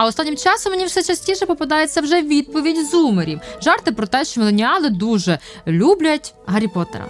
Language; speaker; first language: Ukrainian; native; Ukrainian